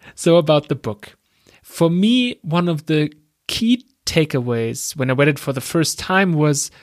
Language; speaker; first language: English; non-native, fluent; German